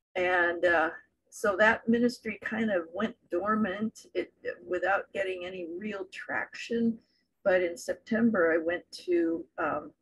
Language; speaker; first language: English; native; English